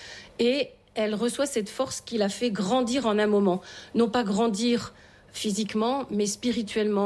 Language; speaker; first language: French; native; French